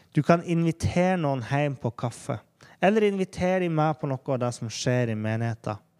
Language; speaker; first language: Norwegian; native; Norwegian